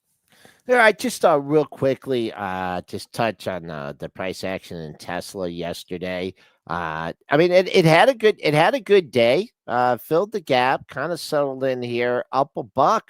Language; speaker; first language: English; native; English